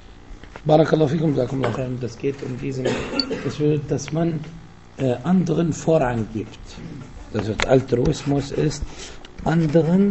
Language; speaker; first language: German; non-native, fluent; Arabic